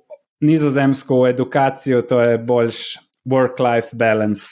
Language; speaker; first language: Slovenian; non-native, learner; Croatian